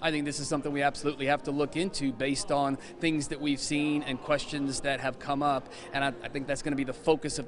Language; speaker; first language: English; native; English